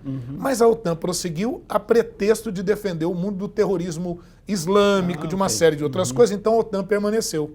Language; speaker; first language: Portuguese; native; Portuguese